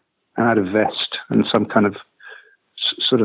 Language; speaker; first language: English; native; English